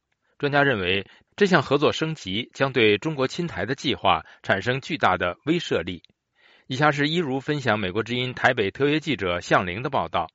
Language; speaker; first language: Chinese; native; Chinese